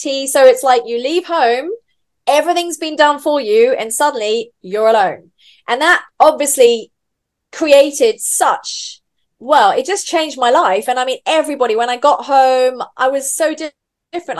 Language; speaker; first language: English; native; English